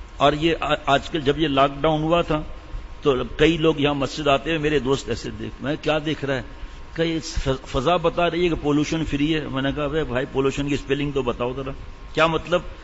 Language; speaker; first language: Urdu; native; Urdu